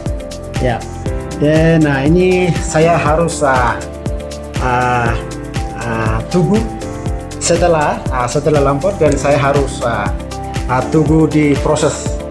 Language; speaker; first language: Indonesian; non-native, learner; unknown